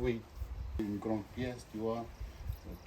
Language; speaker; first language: French; non-native, local second language; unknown